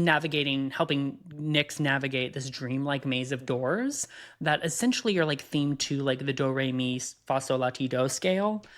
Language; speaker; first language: English; native; English